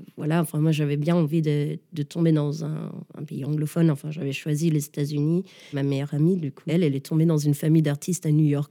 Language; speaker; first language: French; early bilingual, other home language; Danish